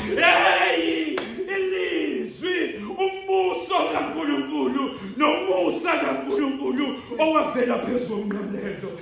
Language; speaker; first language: Zulu; non-native, local second language; Xhosa